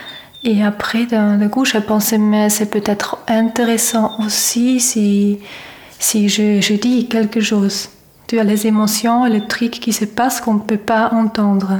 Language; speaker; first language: French; non-native, fluent; German